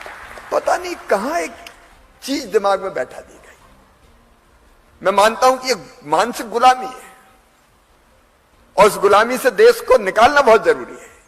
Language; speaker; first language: Hindi; native; Hindi